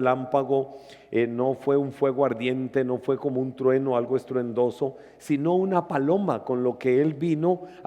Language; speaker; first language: Spanish; native; Spanish